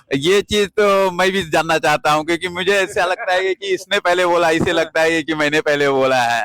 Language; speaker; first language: Hindi; native; Hindi